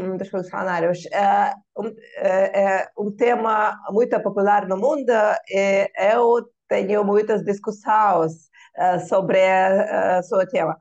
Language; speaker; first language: Portuguese; non-native, learner; Russian